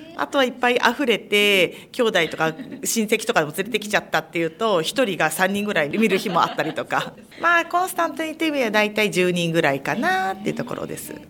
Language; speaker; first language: Japanese; native; Japanese